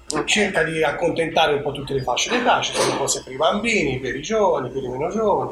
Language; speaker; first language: Italian; native; Italian